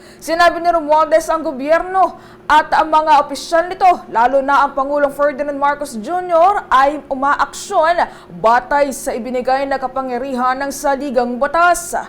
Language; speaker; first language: Filipino; native; Filipino